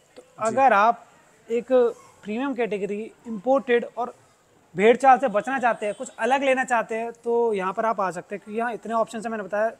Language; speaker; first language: Hindi; native; Hindi